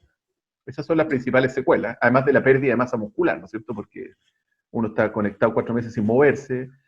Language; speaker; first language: Spanish; native; Spanish